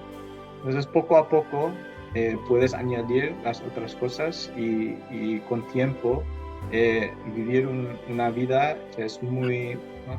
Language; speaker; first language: Spanish; non-native, fluent; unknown